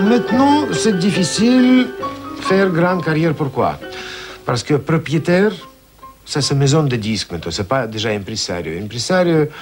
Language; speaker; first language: French; non-native, learner; Russian